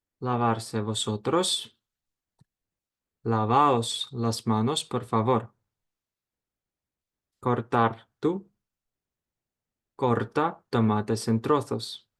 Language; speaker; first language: Spanish; non-native, fluent; Ukrainian